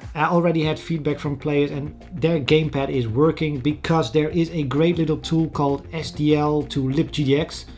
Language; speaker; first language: English; non-native, fluent; Dutch